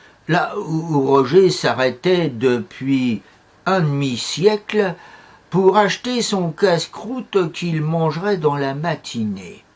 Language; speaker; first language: French; native; French